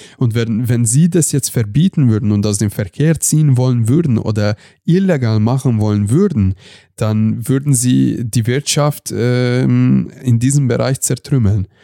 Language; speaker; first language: German; non-native, fluent; Hungarian